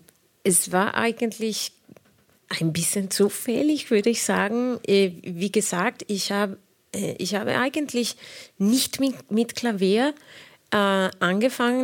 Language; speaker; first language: German; non-native, fluent; Spanish